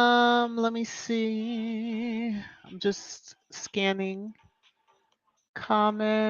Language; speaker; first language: English; native; English